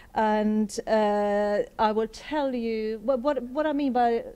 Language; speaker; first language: English; non-native, fluent; German